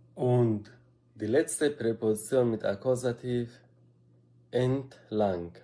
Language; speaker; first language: German; non-native, fluent; Arabic